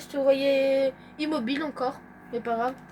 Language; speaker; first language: French; native; French